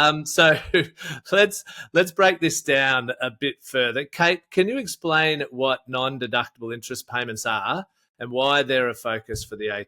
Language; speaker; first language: English; native; English